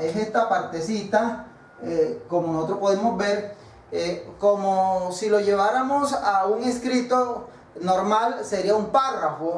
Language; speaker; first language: Spanish; native; Spanish